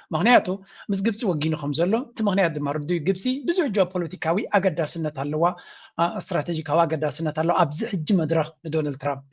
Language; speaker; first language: Tigrinya; native; Tigrinya